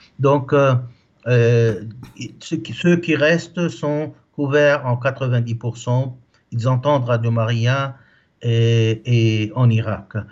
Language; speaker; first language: French; non-native, local second language; Arabic